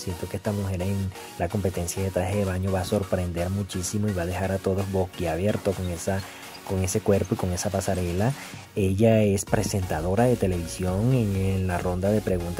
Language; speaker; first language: Spanish; native; Spanish